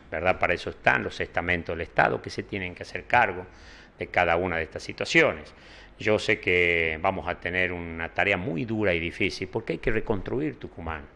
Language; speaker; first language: Spanish; native; Spanish